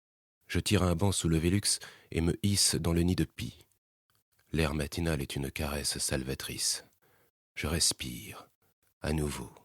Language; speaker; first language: French; native; French